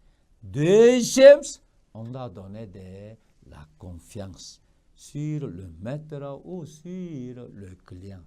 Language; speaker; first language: French; non-native, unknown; Korean